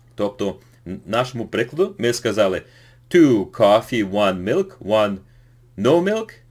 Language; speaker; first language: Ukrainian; early bilingual, heritage; English